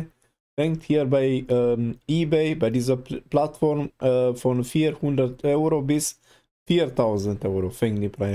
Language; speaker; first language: German; non-native, learner; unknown